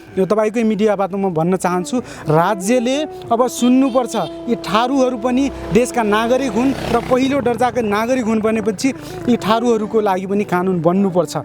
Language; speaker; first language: Nepali; non-native, local second language; Dangaura Tharu